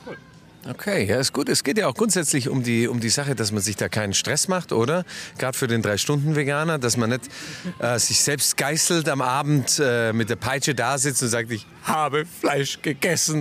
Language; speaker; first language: German; native; German